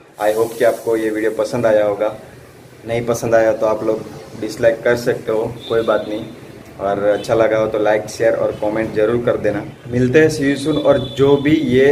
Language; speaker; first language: Hindi; non-native, local second language; Gujarati